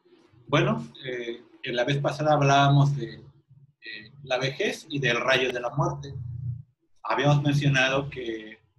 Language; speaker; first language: Spanish; native; Spanish